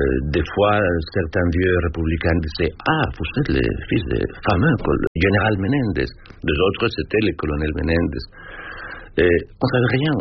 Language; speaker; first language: French; non-native, fluent; Spanish